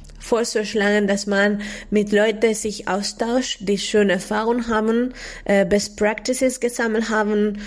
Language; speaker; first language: German; non-native, fluent; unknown